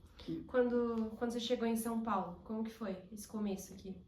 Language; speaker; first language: Portuguese; native; Portuguese